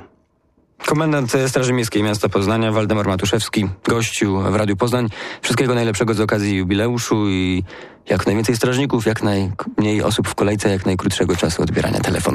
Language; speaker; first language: Polish; native; Polish